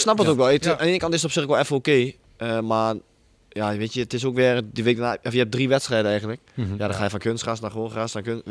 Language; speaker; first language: Dutch; native; Dutch